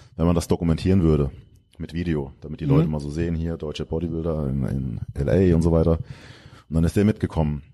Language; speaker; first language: German; native; German